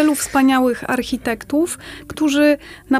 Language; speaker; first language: Polish; native; Polish